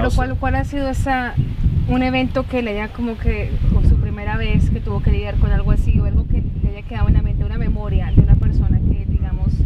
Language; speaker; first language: Spanish; native; Spanish